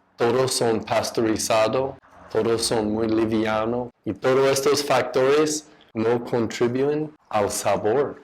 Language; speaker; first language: Spanish; non-native, fluent; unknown